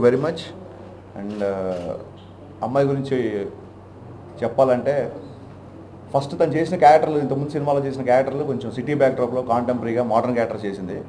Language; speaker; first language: Telugu; native; Telugu